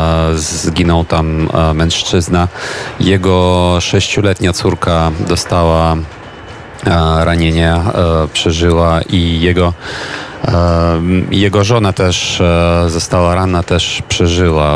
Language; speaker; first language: Polish; non-native, fluent; Ukrainian